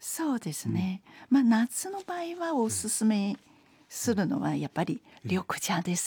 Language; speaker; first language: Japanese; non-native, fluent; Chinese